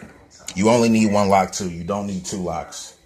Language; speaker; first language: English; native; English